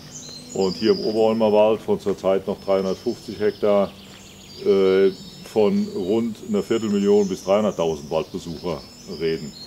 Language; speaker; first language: German; native; German